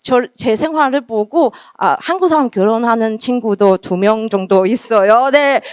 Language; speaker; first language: Korean; non-native, learner; Chinese